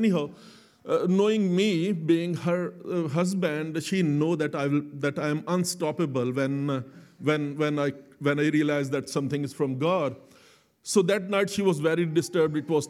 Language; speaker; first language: English; non-native, local second language; Urdu